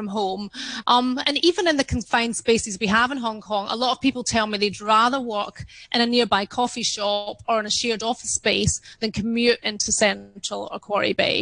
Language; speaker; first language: English; native; English